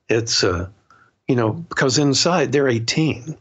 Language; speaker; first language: English; native; English